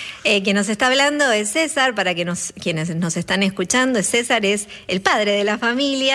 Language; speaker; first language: Spanish; native; Spanish